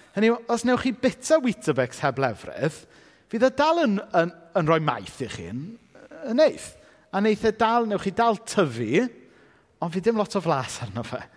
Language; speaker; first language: Welsh; native; Welsh